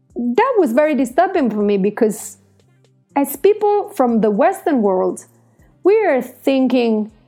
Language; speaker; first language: English; non-native, fluent; Italian